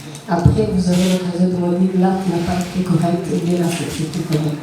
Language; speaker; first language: French; non-native, local second language; Rundi